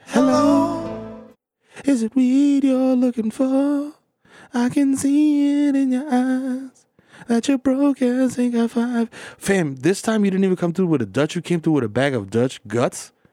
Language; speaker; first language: English; early bilingual, other home language; Spanish